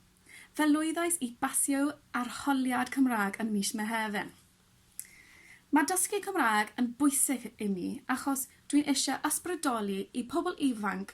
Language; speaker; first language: Welsh; non-native, learner; English